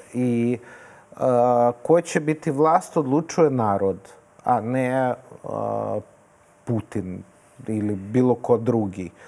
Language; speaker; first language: Serbian; non-native, fluent; Russian